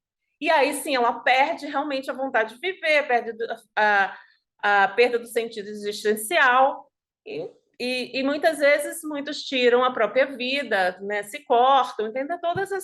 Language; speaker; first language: Portuguese; native; Portuguese